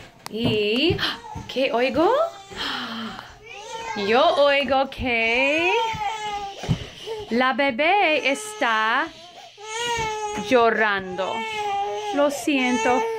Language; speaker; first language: Spanish; non-native, fluent; English